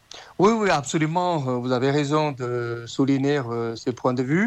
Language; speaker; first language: French; non-native, fluent; Chinese